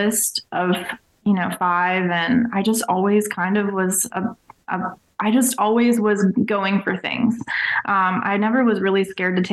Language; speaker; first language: English; native; English